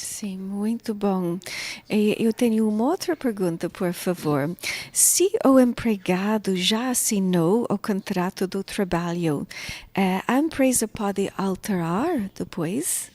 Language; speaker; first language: Portuguese; non-native, learner; English